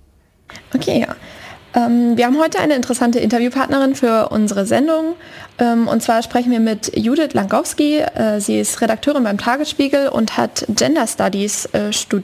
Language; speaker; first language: German; native; German